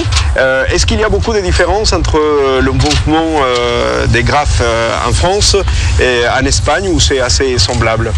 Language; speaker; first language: French; native; French